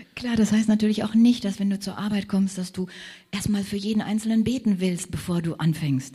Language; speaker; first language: German; native; German